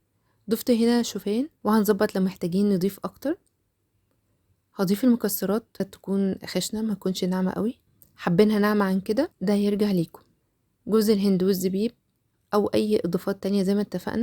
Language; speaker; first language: Arabic; native; Arabic